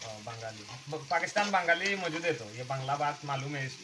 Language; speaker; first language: Hindi; non-native, learner; Bangla